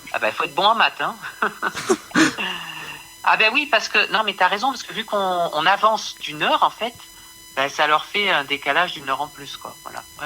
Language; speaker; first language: French; native; French